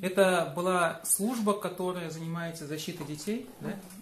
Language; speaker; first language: Russian; native; Russian